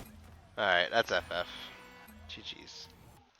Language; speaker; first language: English; native; English